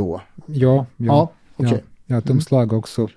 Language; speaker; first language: Swedish; non-native, learner; Serbian